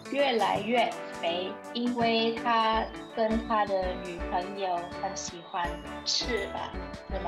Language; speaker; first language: Chinese; non-native, learner; English